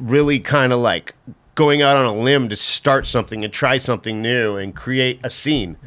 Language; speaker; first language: English; native; English